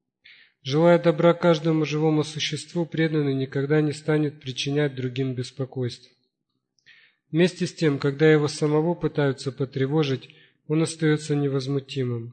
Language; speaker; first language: Russian; native; Russian